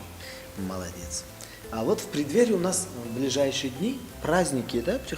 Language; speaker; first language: Russian; non-native, local second language; Tajik